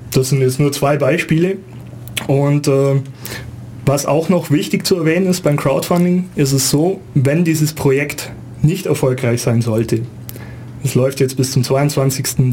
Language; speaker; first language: German; native; German